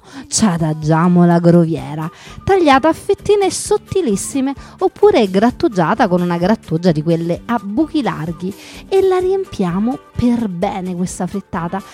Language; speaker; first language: Italian; native; Italian